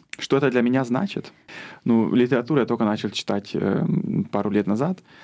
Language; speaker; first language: Russian; early bilingual, heritage; Russian